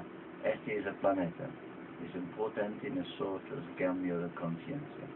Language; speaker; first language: Spanish; non-native, learner; English